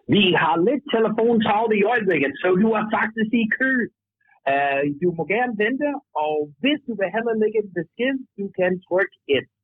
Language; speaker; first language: Danish; non-native, fluent; English